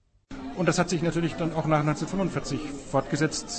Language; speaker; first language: German; native; German